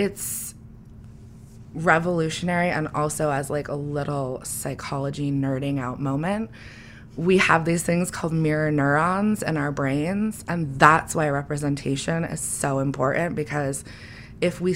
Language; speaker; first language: English; native; English